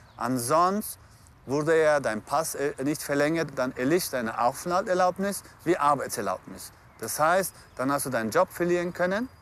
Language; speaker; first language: German; early bilingual, other home language; Turkish